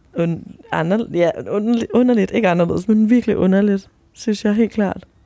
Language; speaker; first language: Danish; early bilingual, other home language; Spanish